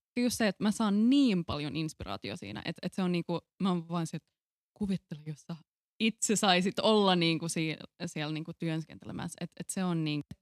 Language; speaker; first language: Finnish; non-native, local second language; Swedish